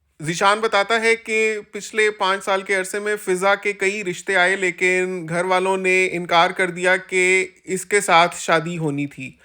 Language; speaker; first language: Urdu; native; Urdu